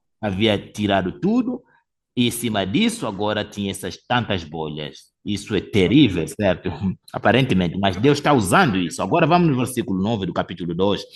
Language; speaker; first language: Portuguese; non-native, fluent; English